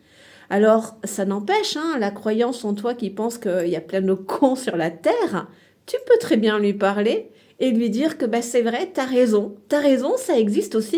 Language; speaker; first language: French; native; French